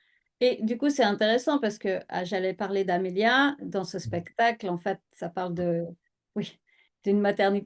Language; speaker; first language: French; native; French